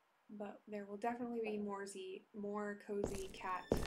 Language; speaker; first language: English; native; English